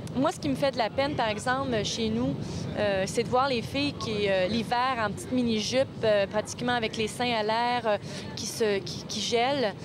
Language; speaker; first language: French; native; French